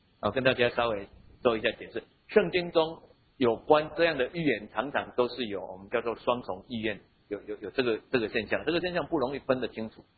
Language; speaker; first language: Chinese; native; Chinese